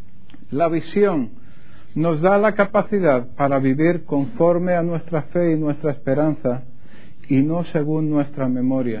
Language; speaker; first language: Spanish; native; Spanish